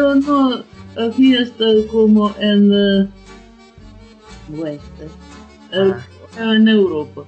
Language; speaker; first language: Spanish; non-native, learner; Ukrainian